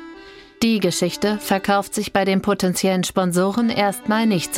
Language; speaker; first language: German; native; German